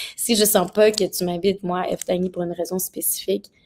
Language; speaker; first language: French; native; French